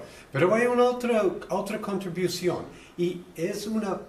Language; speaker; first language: Spanish; non-native, learner; English